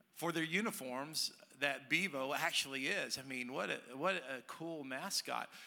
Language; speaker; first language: English; native; English